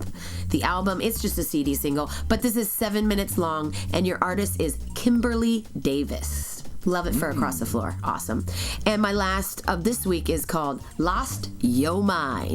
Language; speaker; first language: English; native; English